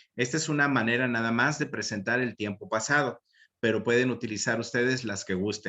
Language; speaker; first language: Spanish; native; Spanish